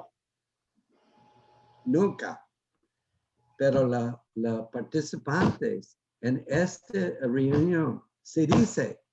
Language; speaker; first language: Spanish; non-native, learner; English